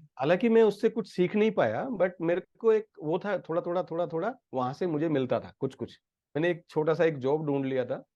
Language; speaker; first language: Hindi; native; Hindi